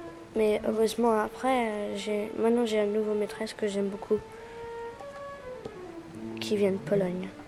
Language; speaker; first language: French; early bilingual, other home language; Spanish